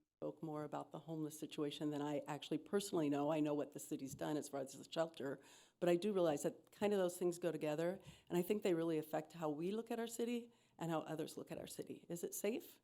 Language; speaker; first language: English; native; English